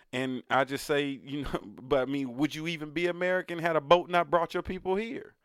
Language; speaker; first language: English; native; English